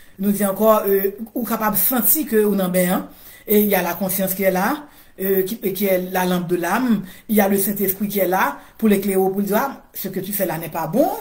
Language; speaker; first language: French; non-native, local second language; Haitian Creole